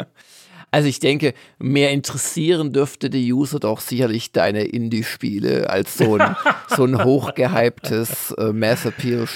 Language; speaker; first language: German; native; German